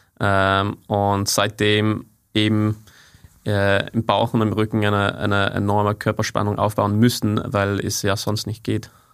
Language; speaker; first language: German; non-native, fluent; English